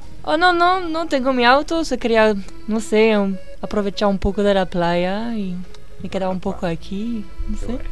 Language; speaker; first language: Spanish; non-native, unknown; French